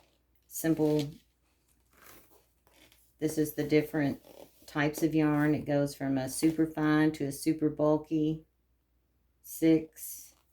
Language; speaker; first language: English; native; English